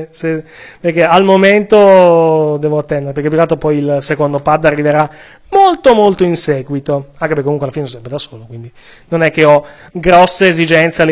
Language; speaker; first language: Italian; native; Italian